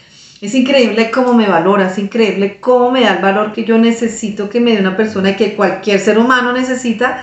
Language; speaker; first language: Spanish; native; Spanish